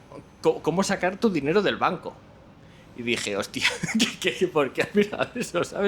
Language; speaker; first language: Spanish; native; Spanish